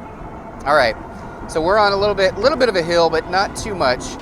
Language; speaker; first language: English; native; English